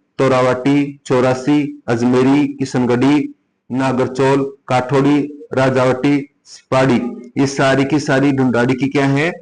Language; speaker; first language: Hindi; native; Hindi